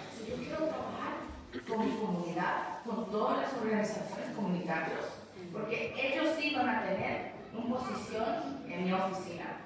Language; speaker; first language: Spanish; early bilingual, heritage; Spanish